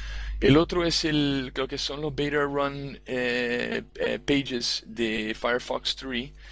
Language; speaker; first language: Spanish; non-native, fluent; Portuguese